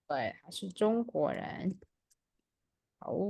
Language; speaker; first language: Chinese; non-native, fluent; Indonesian